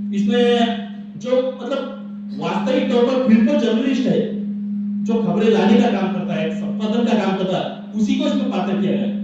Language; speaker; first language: Hindi; non-native, local second language; Marathi